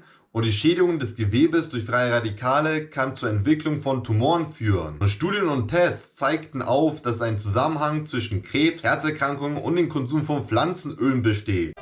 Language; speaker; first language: German; native; German